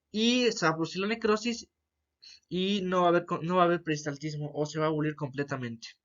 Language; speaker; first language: Spanish; native; Spanish